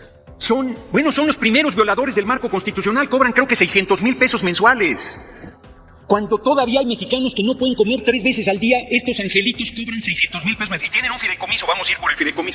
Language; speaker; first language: Spanish; native; Spanish